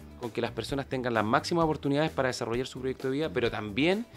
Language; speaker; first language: Spanish; native; Spanish